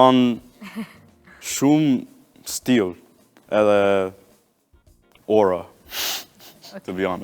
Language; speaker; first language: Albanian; non-native, learner; English